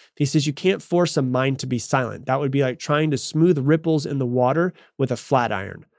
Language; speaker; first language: English; native; English